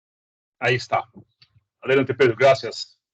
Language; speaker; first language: Spanish; native; Spanish